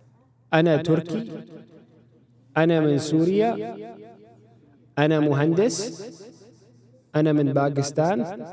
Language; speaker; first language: Arabic; non-native, fluent; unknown